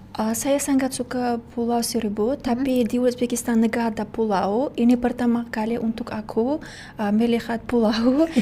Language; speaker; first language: Indonesian; non-native, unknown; Uzbek